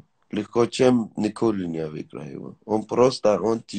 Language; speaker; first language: Russian; non-native, learner; Tajik